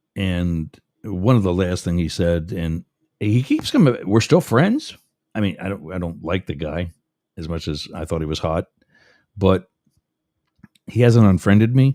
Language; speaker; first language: English; native; English